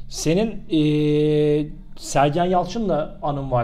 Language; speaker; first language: Turkish; native; Turkish